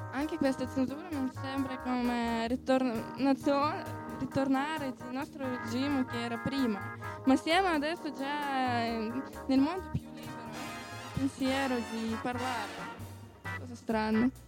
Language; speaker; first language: Italian; non-native, learner; Russian